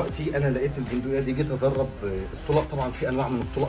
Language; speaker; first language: Arabic; native; Arabic